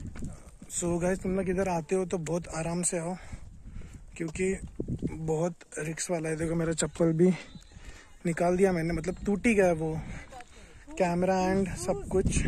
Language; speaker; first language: Hindi; native; Hindi